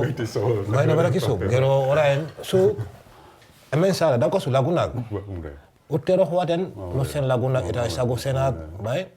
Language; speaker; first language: Basque; non-native, learner; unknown